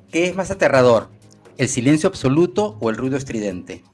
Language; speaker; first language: Spanish; native; Spanish